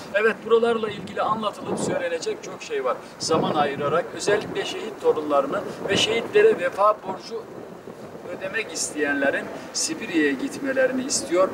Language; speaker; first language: Turkish; native; Turkish